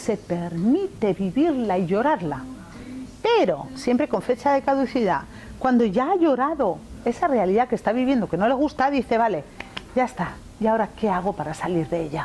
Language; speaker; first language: Spanish; early bilingual, other home language; English